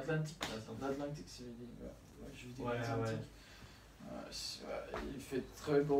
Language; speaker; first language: French; non-native, learner; Spanish